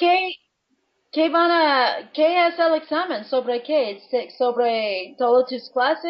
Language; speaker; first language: Spanish; non-native, fluent; English